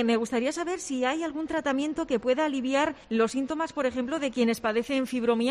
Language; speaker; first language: Spanish; native; Spanish